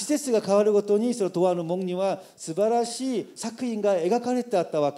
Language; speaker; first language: Japanese; non-native, fluent; Korean